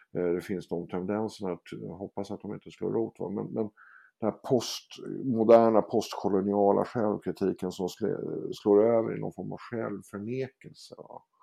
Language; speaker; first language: Swedish; native; Swedish